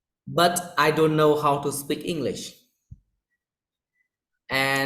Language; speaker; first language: English; non-native, learner; Vietnamese